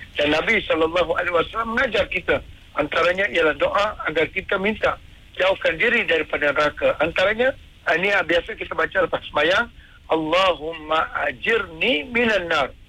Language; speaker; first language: Malay; native; Malay